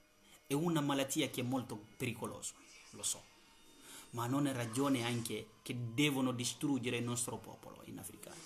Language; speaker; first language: Italian; non-native, learner; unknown